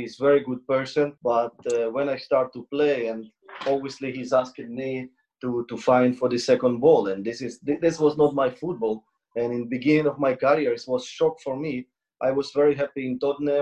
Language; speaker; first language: English; non-native, learner; Ukrainian